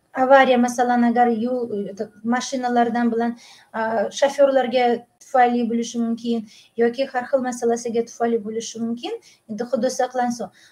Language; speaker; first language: Uzbek; non-native, local second language; Russian